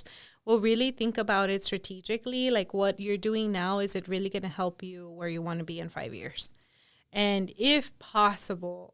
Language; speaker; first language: English; early bilingual, other home language; Spanish